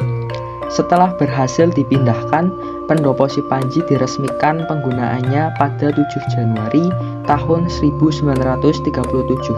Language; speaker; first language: Indonesian; native; Indonesian